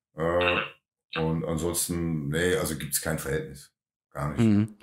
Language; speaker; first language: German; native; German